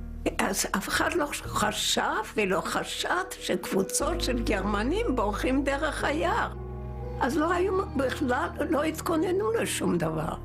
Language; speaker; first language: Hebrew; non-native, fluent; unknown